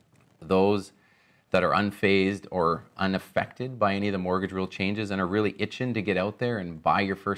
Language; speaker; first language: English; native; English